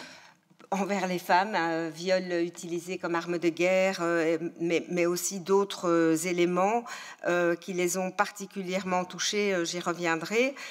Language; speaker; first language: French; native; French